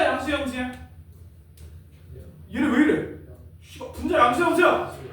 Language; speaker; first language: Korean; native; Korean